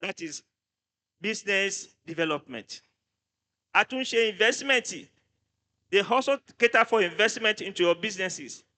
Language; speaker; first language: English; non-native, local second language; Yoruba